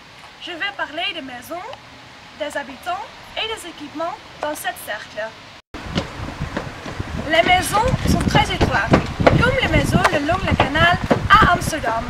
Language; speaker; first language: French; non-native, learner; Dutch